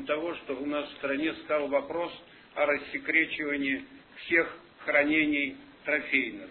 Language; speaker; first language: Russian; native; Russian